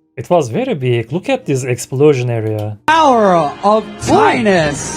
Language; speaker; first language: English; non-native, fluent; Turkish